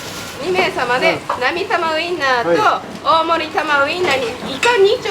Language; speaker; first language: Japanese; native; Japanese